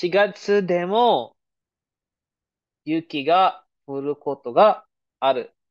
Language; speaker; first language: Japanese; non-native, fluent; Filipino